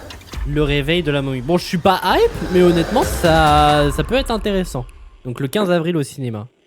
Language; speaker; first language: French; native; French